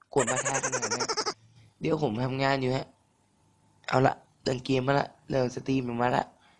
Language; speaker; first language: Thai; native; Thai